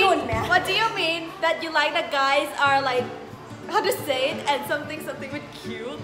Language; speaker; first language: English; non-native, fluent; Thai